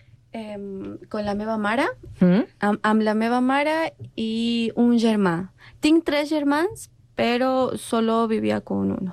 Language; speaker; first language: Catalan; non-native, learner; Spanish